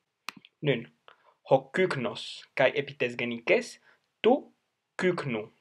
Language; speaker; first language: Greek; non-native, fluent; Spanish